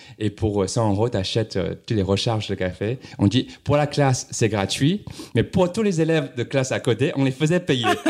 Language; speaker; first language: French; non-native, fluent; Chinese